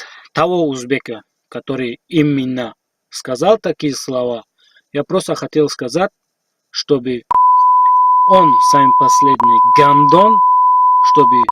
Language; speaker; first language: Russian; non-native, learner; Tajik